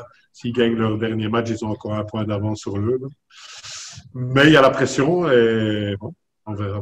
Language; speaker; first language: French; native; French